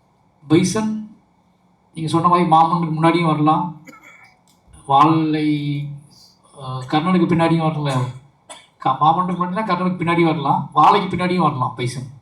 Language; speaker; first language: Tamil; native; Tamil